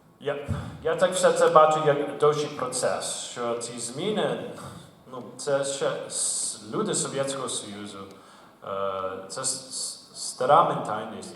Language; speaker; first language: Ukrainian; early bilingual, heritage; Ukrainian